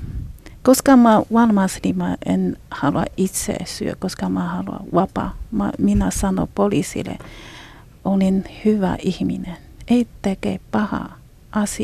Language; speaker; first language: Finnish; non-native, learner; Chinese